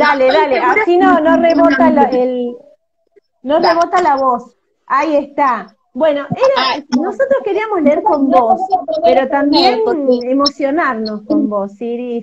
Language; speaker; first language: Spanish; native; Spanish